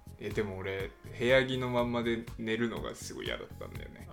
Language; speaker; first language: Japanese; native; Japanese